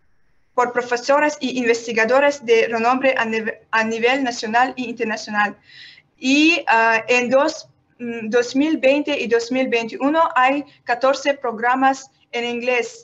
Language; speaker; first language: Spanish; non-native, learner; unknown